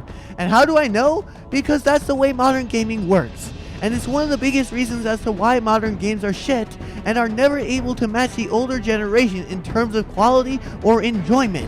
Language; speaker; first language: English; native; English